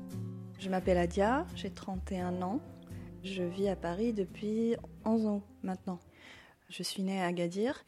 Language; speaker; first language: French; non-native, local second language; Arabic